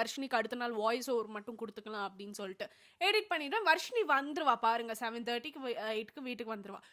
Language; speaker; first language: Tamil; non-native, local second language; Telugu